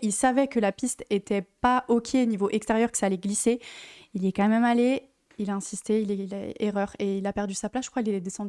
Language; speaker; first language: French; native; French